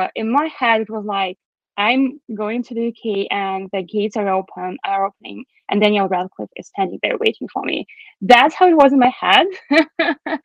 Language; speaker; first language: English; non-native, fluent; Russian